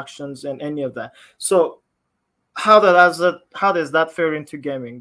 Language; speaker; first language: English; non-native, local second language; Kinyarwanda